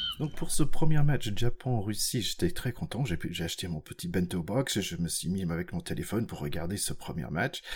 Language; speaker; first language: French; non-native, fluent; English